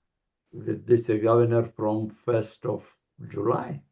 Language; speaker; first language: English; non-native, learner; Lithuanian